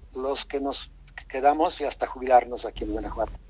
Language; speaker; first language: Spanish; non-native, fluent; Polish